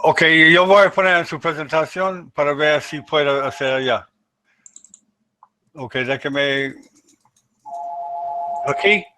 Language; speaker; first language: Spanish; non-native, learner; English